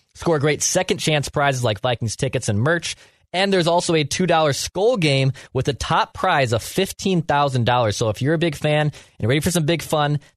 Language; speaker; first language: English; native; English